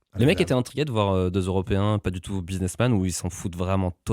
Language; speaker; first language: French; native; French